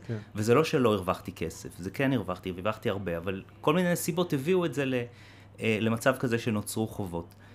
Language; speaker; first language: Hebrew; native; Hebrew